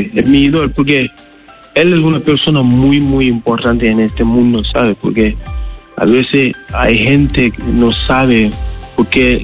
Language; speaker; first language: Spanish; non-native, learner; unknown